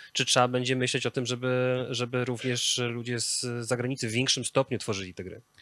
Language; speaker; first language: Polish; native; Polish